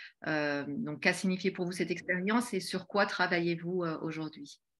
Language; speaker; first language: French; native; French